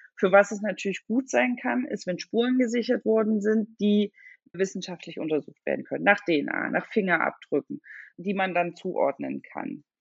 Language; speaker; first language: German; native; German